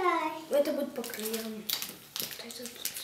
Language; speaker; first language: Russian; native; Russian